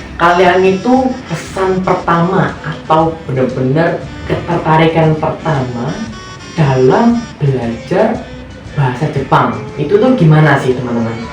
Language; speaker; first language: Indonesian; native; Indonesian